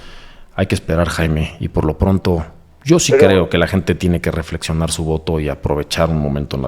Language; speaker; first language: Spanish; native; Spanish